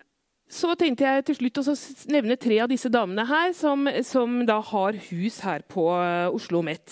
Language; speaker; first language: Norwegian; native; Norwegian